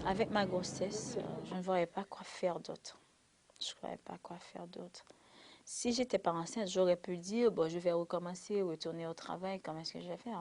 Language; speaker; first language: French; non-native, local second language; Haitian Creole